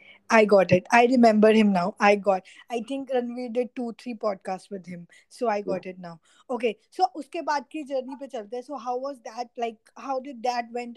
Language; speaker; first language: English; non-native, local second language; Hindi